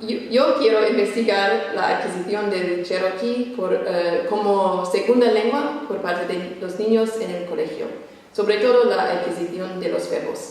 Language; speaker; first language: Spanish; non-native, fluent; English